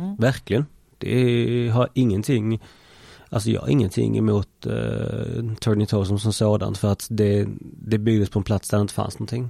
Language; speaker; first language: Swedish; native; Swedish